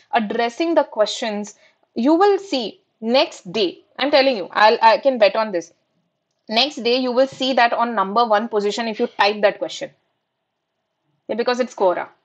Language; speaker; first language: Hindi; non-native, local second language; Marathi